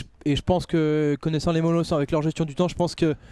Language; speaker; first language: French; native; French